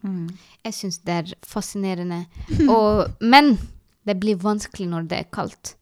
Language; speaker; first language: Norwegian; non-native, learner; Arabic